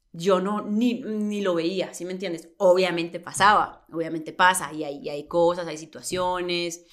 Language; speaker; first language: Spanish; native; Spanish